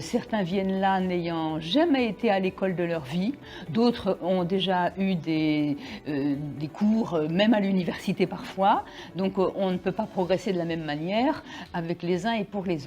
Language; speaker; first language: French; native; French